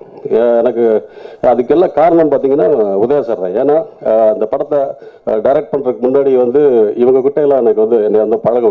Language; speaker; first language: Tamil; native; Tamil